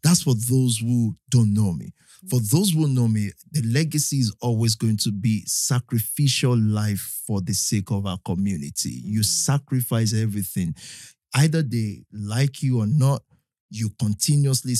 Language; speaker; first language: English; non-native, local second language; Yoruba